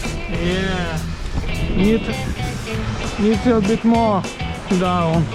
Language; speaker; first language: English; non-native, learner; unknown